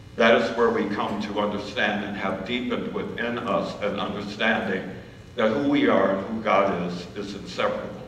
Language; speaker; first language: English; native; English